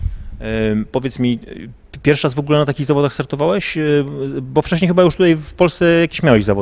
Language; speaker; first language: Polish; native; Polish